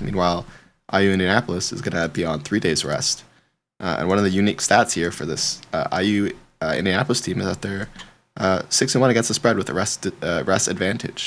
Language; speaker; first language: English; native; English